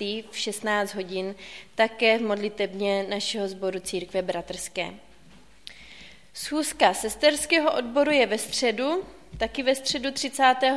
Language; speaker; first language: Czech; native; Czech